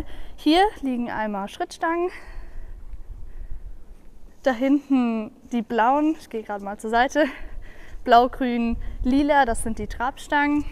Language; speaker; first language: German; native; German